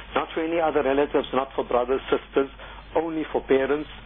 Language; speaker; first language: English; native; English